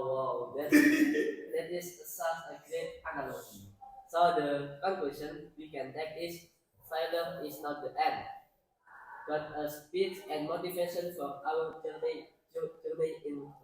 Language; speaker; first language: English; non-native, learner; Indonesian